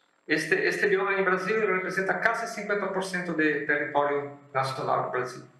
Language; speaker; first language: Spanish; non-native, fluent; Portuguese